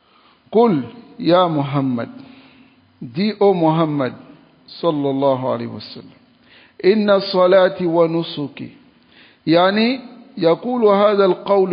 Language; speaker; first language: Arabic; non-native, fluent; French